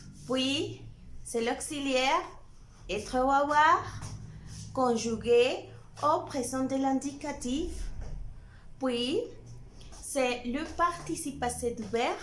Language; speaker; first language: French; non-native, fluent; Spanish